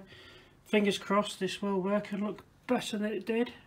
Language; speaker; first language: English; native; English